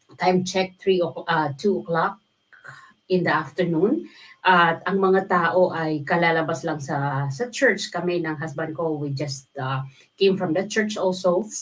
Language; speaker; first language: Filipino; non-native, local second language; Waray